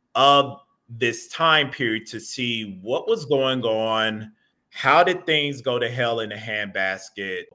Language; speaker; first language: English; native; English